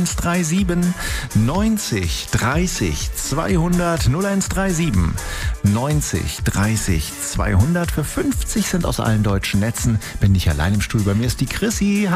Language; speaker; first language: German; native; German